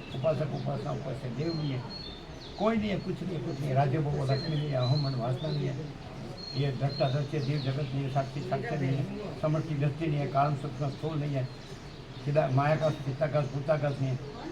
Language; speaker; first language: Hindi; non-native, local second language; Gujarati